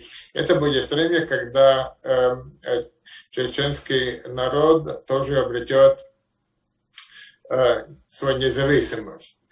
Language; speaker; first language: Russian; non-native, fluent; Latvian